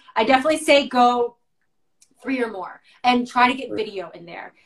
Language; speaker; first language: English; native; English